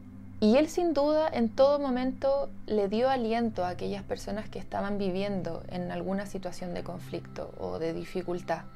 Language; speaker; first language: Spanish; native; Spanish